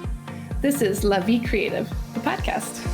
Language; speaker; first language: English; native; English